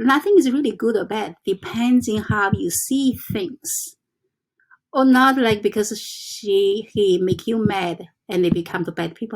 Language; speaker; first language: English; non-native, fluent; Chinese